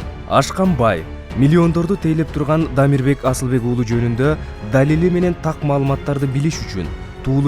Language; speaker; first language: Kyrgyz; native; Kyrgyz